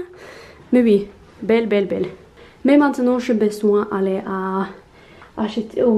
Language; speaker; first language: French; non-native, learner; Norwegian